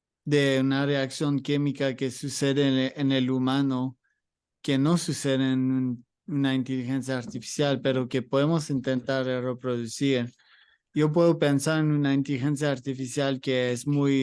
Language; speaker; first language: Spanish; non-native, learner; English